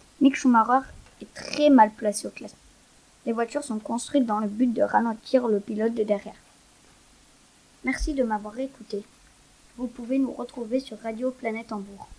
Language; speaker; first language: French; non-native, learner; German